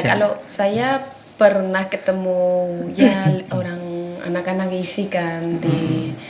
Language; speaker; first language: Indonesian; non-native, fluent; Spanish